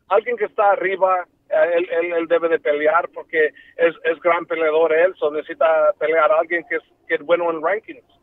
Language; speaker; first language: Spanish; early bilingual, heritage; Spanish